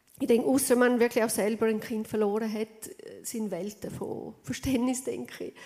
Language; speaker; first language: German; non-native, fluent; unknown